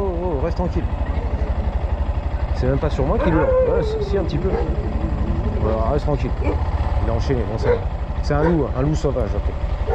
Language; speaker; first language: French; native; French